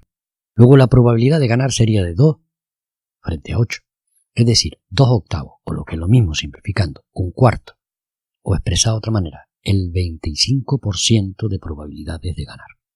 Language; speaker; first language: Spanish; native; Spanish